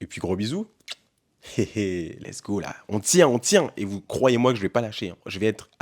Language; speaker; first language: French; native; French